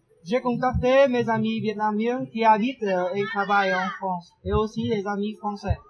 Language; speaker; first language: French; non-native, fluent; Vietnamese